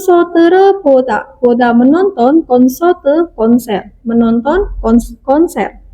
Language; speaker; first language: Korean; non-native, fluent; Indonesian